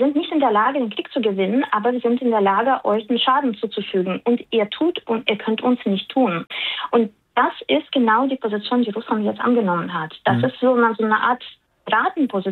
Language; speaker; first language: German; non-native, fluent; Russian